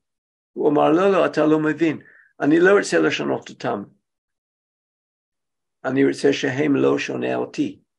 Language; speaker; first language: Hebrew; non-native, fluent; English